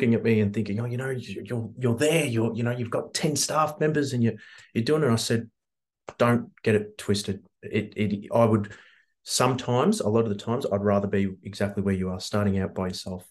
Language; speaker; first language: English; native; English